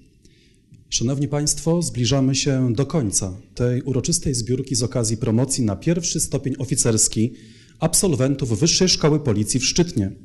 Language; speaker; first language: Polish; native; Polish